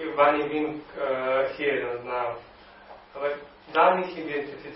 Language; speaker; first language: German; non-native, learner; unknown